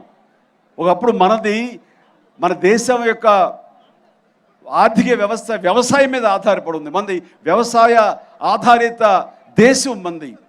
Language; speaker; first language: Telugu; native; Telugu